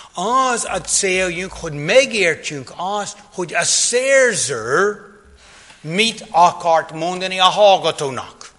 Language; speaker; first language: Hungarian; non-native, fluent; English